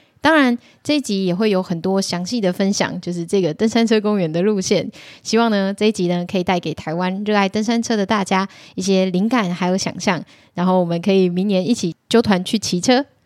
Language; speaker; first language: Chinese; native; Chinese